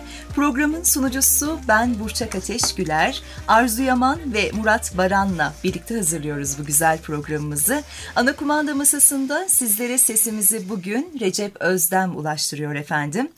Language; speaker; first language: Turkish; native; Turkish